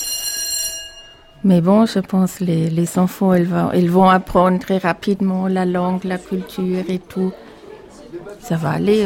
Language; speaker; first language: French; non-native, fluent; German